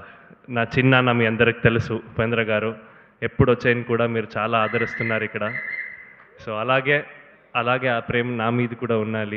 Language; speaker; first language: Telugu; non-native, learner; Kannada